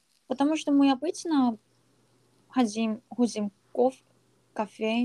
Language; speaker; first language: Russian; non-native, learner; Korean